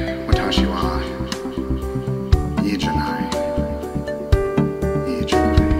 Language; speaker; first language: Japanese; non-native, learner; English